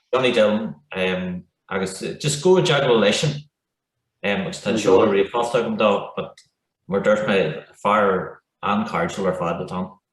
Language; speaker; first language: Irish; non-native, local second language; English